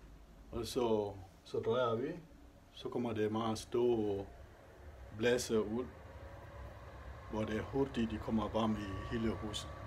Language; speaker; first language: Danish; non-native, learner; Achinese